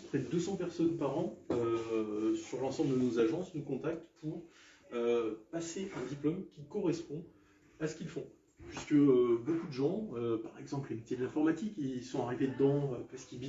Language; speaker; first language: French; native; French